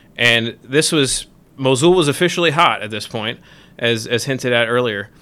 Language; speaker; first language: English; native; English